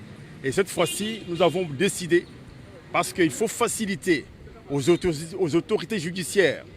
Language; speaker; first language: French; non-native, local second language; Lingala